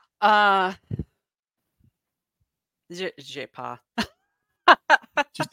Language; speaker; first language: French; non-native, learner; English